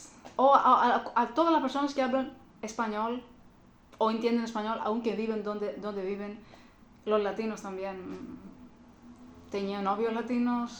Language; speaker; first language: Spanish; non-native, fluent; Greek